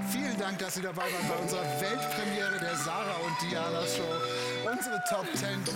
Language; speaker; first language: German; native; German